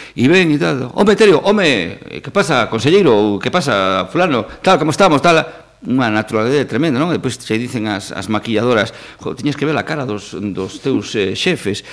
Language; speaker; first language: Galician; native; Galician